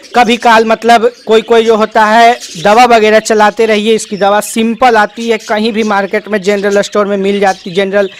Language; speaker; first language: Hindi; native; Hindi